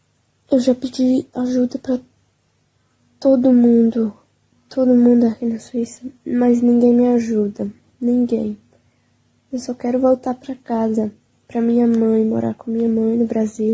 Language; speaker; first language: Portuguese; early bilingual, heritage; Portuguese